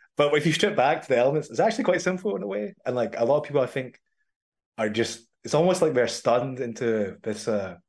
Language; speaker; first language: English; native; English